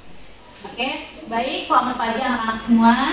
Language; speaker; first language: Indonesian; native; Indonesian